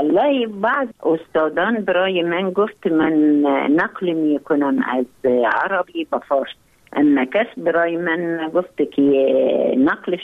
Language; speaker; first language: Persian; non-native, learner; Arabic